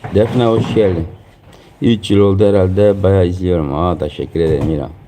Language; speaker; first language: Turkish; non-native, local second language; Kurdish